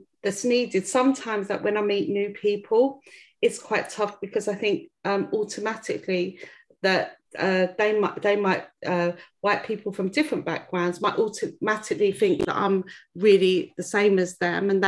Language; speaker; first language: English; native; English